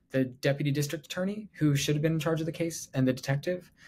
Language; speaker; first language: English; native; English